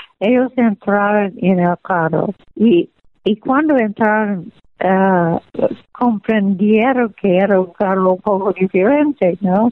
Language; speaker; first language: Spanish; non-native, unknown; English